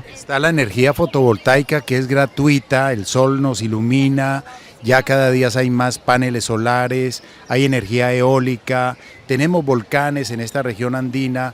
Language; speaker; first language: Spanish; native; Spanish